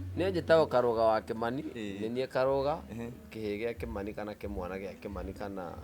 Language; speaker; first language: Kikuyu; non-native, local second language; Swahili